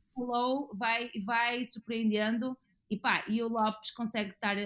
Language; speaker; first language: Portuguese; native; Portuguese